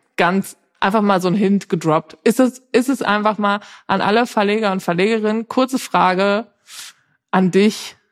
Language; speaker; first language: German; native; German